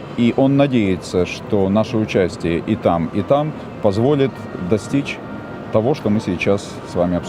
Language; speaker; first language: Russian; native; Russian